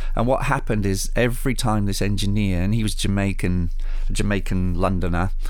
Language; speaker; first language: English; early bilingual, other home language; Spanish